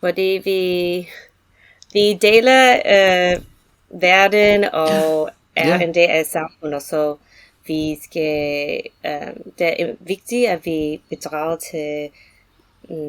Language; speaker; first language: Danish; non-native, learner; English